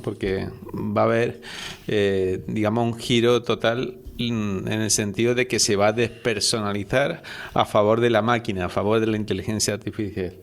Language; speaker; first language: Spanish; native; Spanish